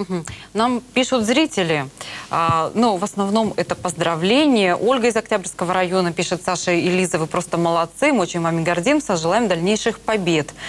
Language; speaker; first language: Russian; native; Russian